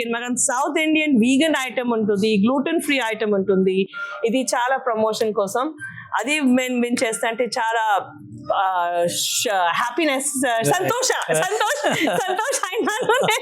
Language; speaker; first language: Telugu; non-native, local second language; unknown